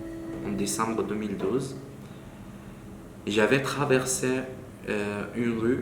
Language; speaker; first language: French; non-native, learner; Arabic